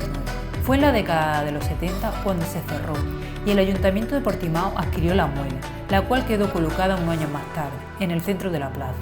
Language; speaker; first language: Spanish; native; Spanish